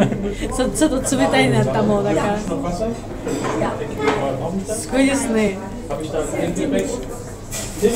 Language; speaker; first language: Japanese; non-native, learner; Georgian